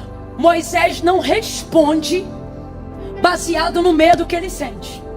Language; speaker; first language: Portuguese; native; Portuguese